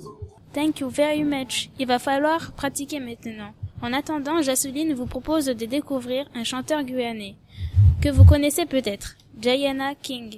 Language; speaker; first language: French; native; French